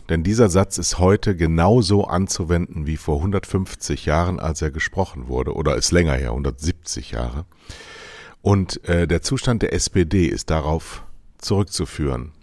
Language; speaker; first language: German; native; German